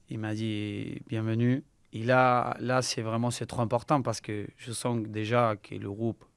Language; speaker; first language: French; non-native, learner; Spanish